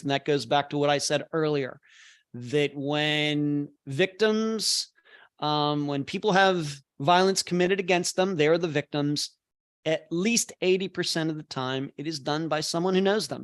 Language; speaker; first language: English; native; English